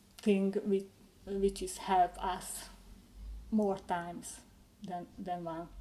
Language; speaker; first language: English; non-native, learner; Hungarian